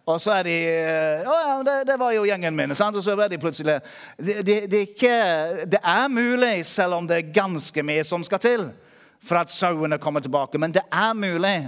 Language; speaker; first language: Norwegian; non-native, fluent; English